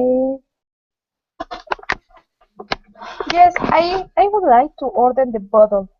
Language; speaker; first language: English; non-native, learner; Spanish